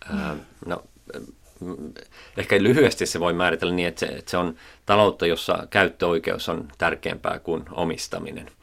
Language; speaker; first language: Finnish; native; Finnish